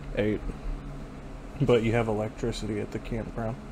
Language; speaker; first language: English; native; English